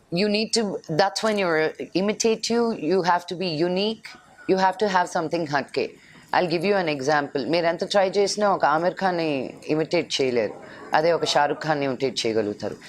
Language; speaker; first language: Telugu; native; Telugu